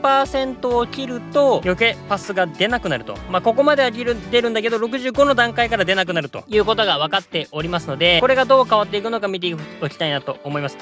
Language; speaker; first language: Japanese; native; Japanese